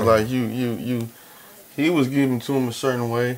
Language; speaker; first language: English; native; English